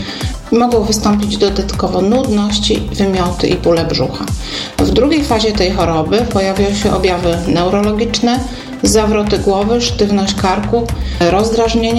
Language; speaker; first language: Polish; native; Polish